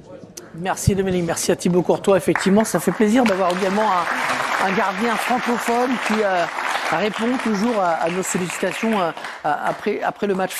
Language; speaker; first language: French; native; French